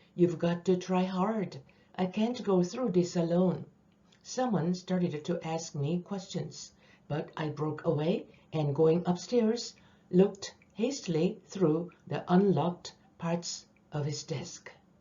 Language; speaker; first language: English; non-native, fluent; Korean